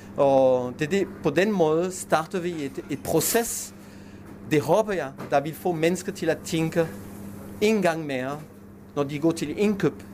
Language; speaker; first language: Danish; non-native, fluent; French